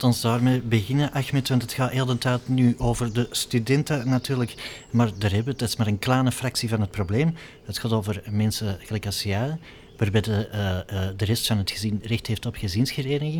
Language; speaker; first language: Dutch; native; Dutch